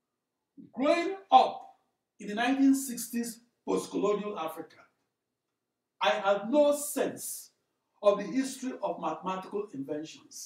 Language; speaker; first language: English; non-native, local second language; Igbo